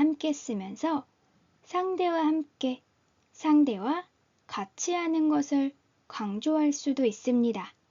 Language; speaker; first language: Korean; native; Korean